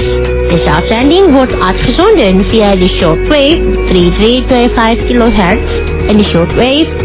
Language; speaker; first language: Dutch; non-native, learner; Indonesian